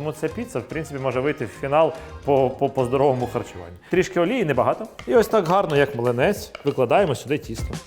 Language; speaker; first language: Ukrainian; native; Ukrainian